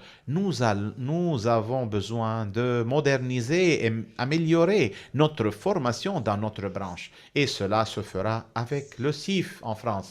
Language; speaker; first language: French; non-native, fluent; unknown